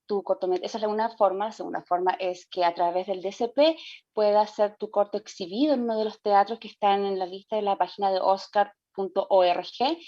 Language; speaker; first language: Spanish; native; Spanish